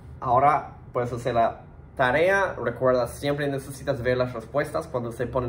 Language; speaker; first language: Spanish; early bilingual, heritage; Spanish